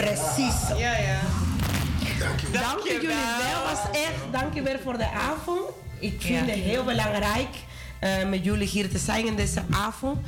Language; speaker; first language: Dutch; non-native, learner; Spanish